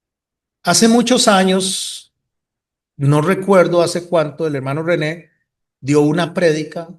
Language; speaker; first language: Spanish; native; Spanish